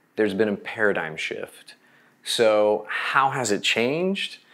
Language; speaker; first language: English; native; English